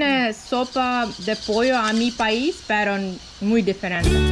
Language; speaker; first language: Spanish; non-native, learner; Ukrainian